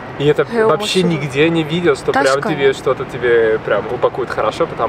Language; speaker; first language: Russian; non-native, fluent; Spanish